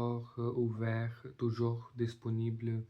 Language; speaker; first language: French; non-native, learner; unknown